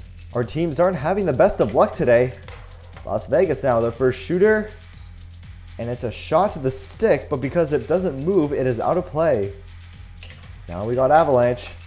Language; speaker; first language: English; native; English